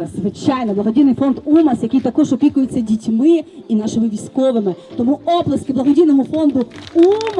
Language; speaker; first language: Ukrainian; native; Ukrainian